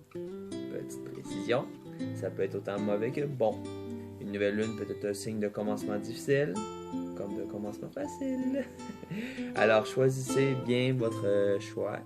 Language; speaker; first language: French; native; French